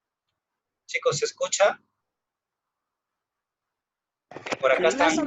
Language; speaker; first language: Spanish; native; Spanish